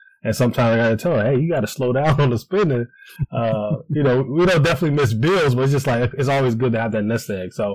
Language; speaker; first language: English; native; English